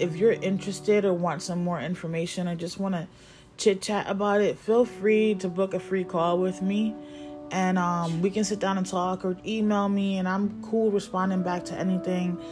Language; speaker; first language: English; native; English